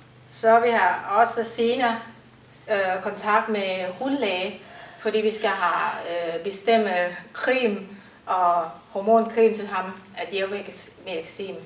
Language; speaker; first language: Danish; non-native, local second language; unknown